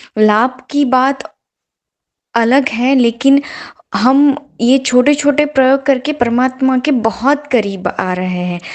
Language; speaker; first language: Hindi; non-native, local second language; Gujarati